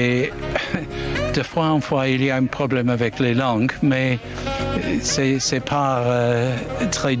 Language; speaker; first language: French; non-native, learner; English